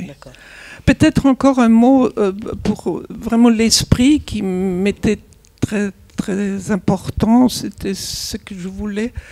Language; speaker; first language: French; non-native, fluent; German